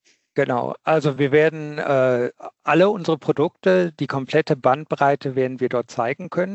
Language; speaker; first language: German; native; German